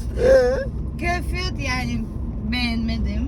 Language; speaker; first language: Turkish; non-native, learner; Russian